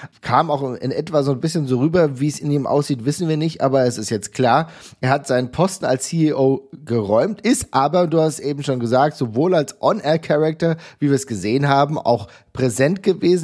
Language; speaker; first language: German; native; German